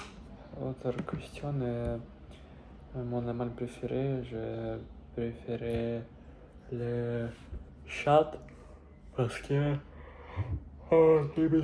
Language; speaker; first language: French; non-native, learner; Russian